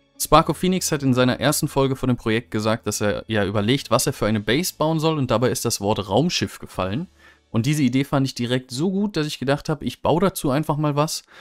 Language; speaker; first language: German; native; German